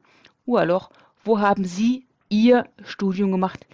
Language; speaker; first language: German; non-native, fluent; French